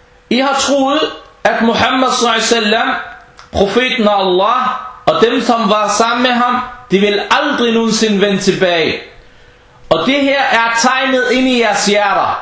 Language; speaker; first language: Danish; early bilingual, other home language; Arabic